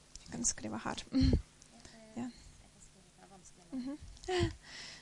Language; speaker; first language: Norwegian; non-native, fluent; Dutch